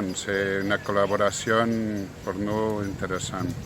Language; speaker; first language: French; non-native, learner; Catalan